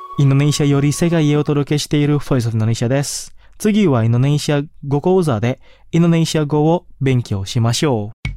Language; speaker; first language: Japanese; non-native, fluent; Indonesian